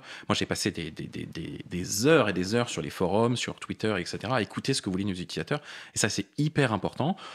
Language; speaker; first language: French; native; French